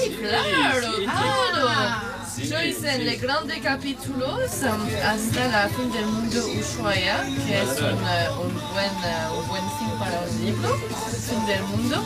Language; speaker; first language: Spanish; non-native, learner; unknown